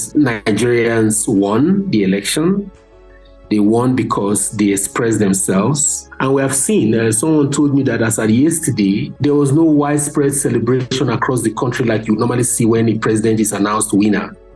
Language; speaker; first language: English; non-native, local second language; Hausa